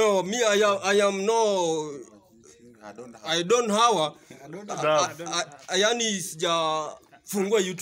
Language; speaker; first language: English; non-native, learner; Swahili